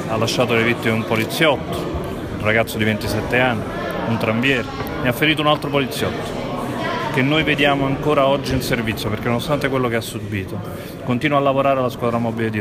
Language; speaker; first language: Italian; native; Italian